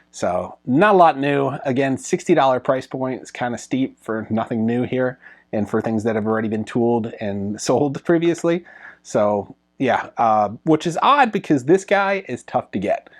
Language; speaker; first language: English; native; English